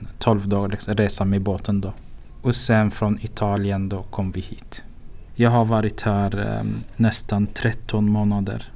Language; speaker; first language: Swedish; non-native, fluent; Arabic